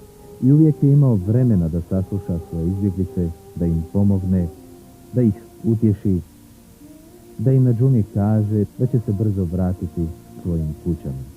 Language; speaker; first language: Bosnian; native; Bosnian